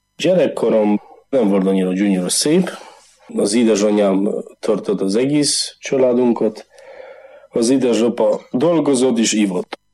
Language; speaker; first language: Hungarian; non-native, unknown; Polish